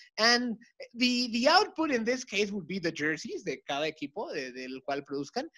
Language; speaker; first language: English; non-native, fluent; Spanish